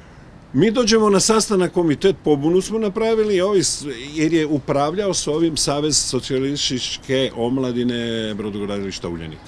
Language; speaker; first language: Serbian; native; Serbian